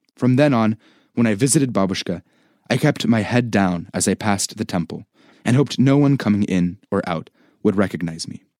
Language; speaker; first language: English; native; English